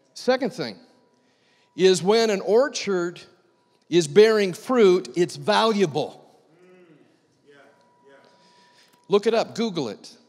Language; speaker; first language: English; native; English